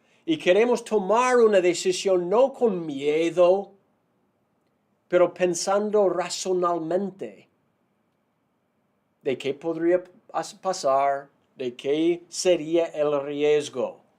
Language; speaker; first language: Spanish; non-native, fluent; English